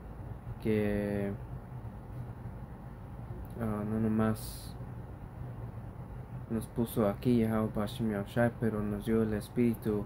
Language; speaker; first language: Spanish; early bilingual, heritage; Spanish